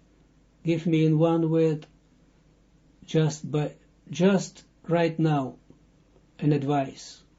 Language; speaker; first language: English; non-native, fluent; Dutch